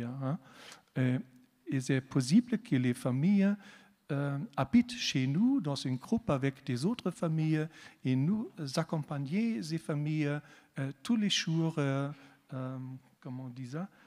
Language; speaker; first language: French; non-native, learner; German